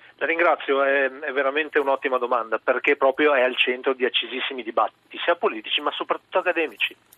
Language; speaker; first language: Italian; native; Italian